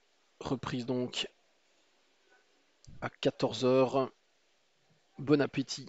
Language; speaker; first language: French; native; French